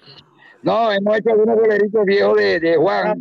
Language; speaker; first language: Spanish; native; Spanish